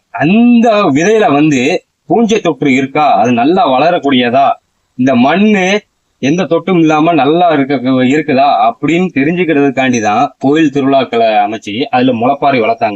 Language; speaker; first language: Tamil; native; Tamil